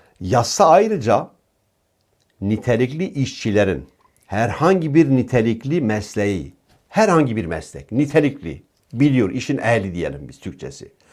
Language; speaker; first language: Turkish; native; Turkish